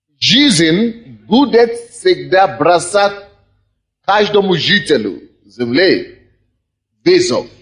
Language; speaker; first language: Russian; non-native, fluent; Yoruba